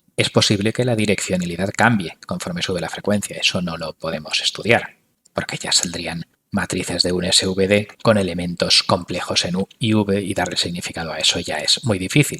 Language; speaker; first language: Spanish; native; Spanish